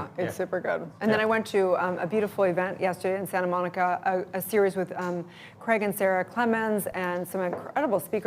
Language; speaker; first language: English; native; English